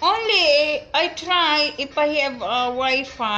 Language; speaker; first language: English; non-native, learner; Filipino